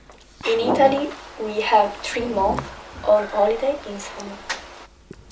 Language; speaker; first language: English; non-native, learner; Italian